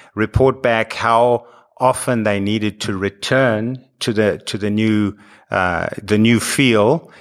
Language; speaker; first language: English; native; English